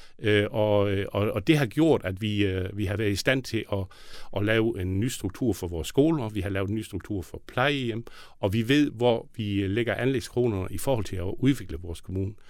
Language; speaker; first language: Danish; native; Danish